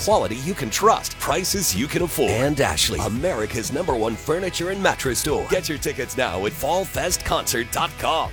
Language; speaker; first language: English; native; English